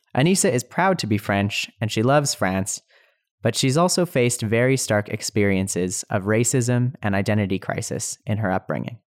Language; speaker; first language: English; native; English